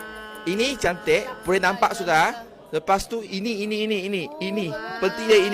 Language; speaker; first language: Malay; non-native, local second language; Chinese